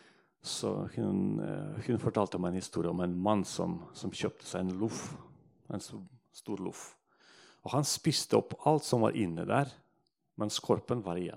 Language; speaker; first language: Norwegian; non-native, fluent; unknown